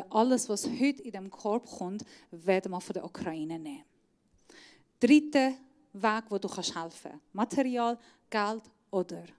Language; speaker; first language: German; non-native, fluent; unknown